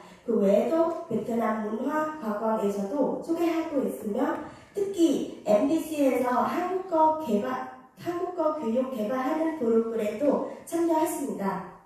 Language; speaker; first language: Korean; non-native, fluent; Vietnamese